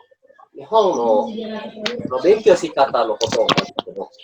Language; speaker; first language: Japanese; non-native, learner; Indonesian